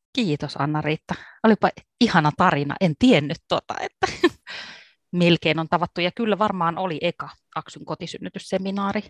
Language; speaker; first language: Finnish; native; Finnish